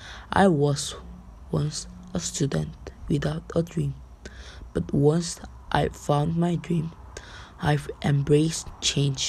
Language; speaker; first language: English; non-native, learner; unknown